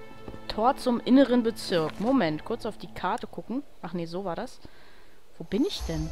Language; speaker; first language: German; native; German